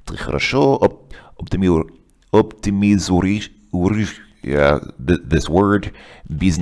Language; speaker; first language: Russian; non-native, learner; English